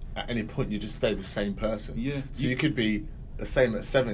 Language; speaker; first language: English; native; English